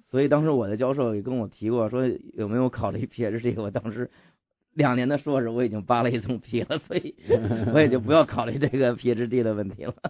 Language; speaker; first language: Chinese; native; Chinese